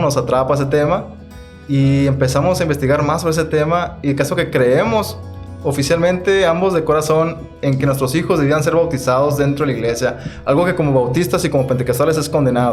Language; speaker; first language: Spanish; native; Spanish